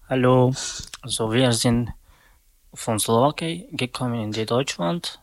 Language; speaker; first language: German; non-native, learner; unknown